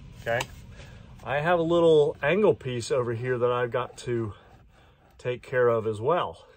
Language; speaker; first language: English; native; English